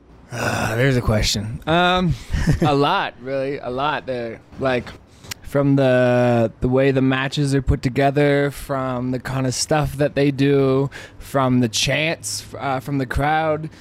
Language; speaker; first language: English; native; English